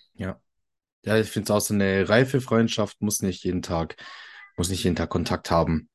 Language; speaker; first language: German; early bilingual, other home language; Italian